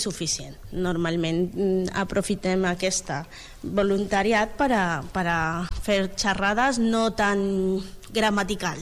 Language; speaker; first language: Catalan; non-native, learner; Spanish